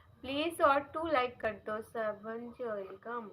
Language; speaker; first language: Hindi; non-native, local second language; Bangla